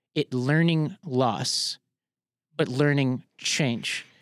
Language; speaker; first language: English; native; English